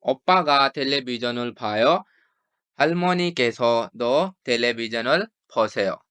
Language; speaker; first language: Korean; non-native, fluent; Urdu